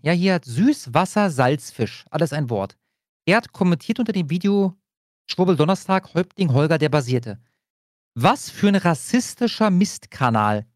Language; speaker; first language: German; native; German